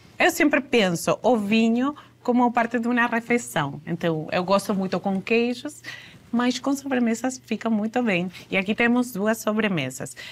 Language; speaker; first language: Portuguese; non-native, fluent; Spanish